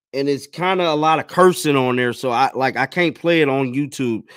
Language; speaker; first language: English; native; English